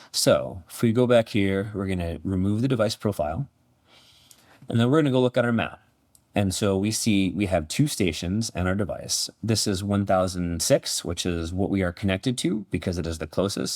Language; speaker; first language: English; native; English